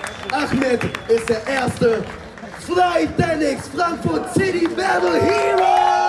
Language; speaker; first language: German; native; German